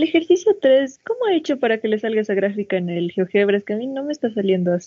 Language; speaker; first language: Spanish; native; Spanish